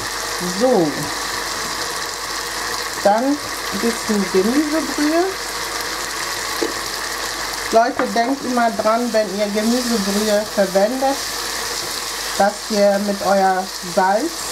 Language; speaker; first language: German; non-native, fluent; Akan